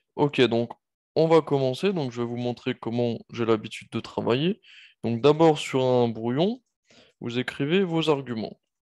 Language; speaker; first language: French; native; French